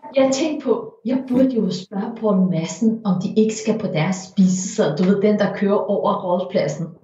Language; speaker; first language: Danish; early bilingual, heritage; Danish